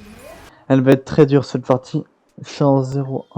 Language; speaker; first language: French; native; French